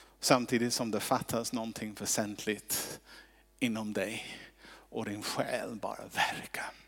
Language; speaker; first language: Swedish; non-native, fluent; English